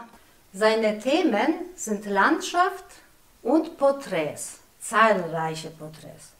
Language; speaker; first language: German; non-native, fluent; Polish